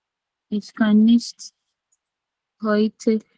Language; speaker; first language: German; non-native, learner; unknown